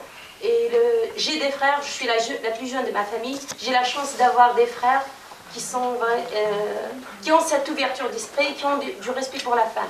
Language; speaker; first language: French; non-native, local second language; Kabyle